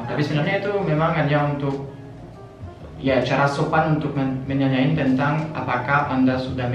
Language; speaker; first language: Indonesian; non-native, fluent; French